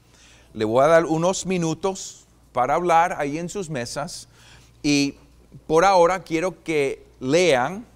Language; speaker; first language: Spanish; non-native, fluent; English